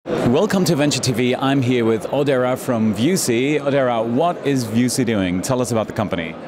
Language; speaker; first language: English; non-native, fluent; German